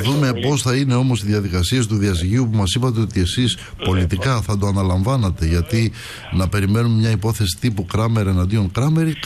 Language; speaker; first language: Greek; native; Greek